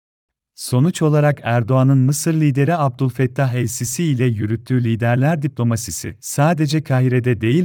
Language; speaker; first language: Turkish; native; Turkish